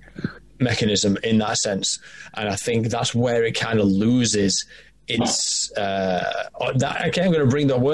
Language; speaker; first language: English; native; English